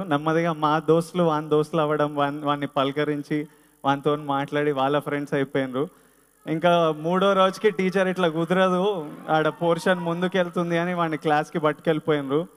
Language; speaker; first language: Telugu; native; Telugu